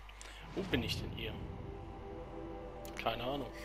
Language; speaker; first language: German; native; German